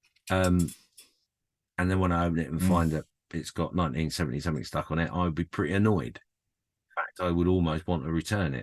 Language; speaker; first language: English; native; English